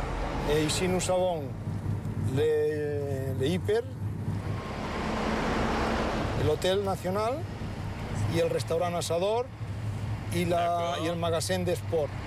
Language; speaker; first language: French; non-native, learner; Spanish